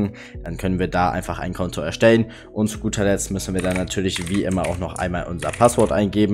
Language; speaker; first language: German; native; German